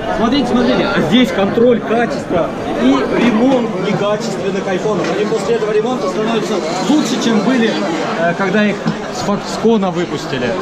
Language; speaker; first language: Russian; native; Russian